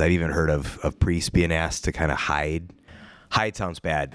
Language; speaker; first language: English; native; English